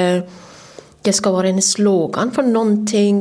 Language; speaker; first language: Swedish; non-native, fluent; Kurdish